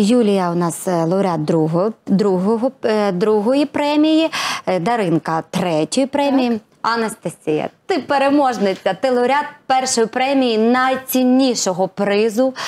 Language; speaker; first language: Ukrainian; native; Ukrainian